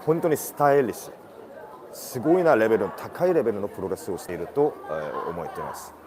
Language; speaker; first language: Japanese; non-native, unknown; Korean